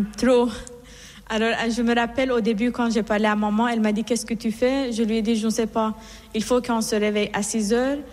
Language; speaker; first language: French; non-native, fluent; Persian